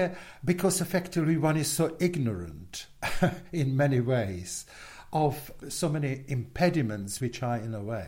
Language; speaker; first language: English; non-native, fluent; Czech